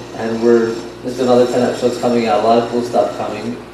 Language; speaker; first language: English; non-native, fluent; Yiddish